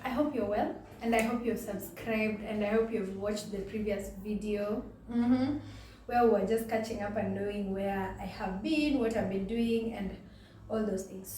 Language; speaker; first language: English; non-native, local second language; Swahili